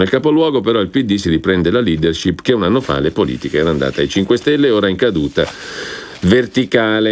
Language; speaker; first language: Italian; native; Italian